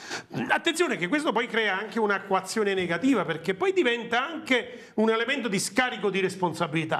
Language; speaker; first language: Italian; native; Italian